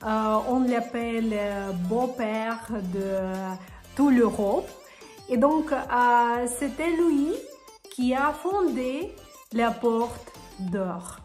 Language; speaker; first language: French; non-native, fluent; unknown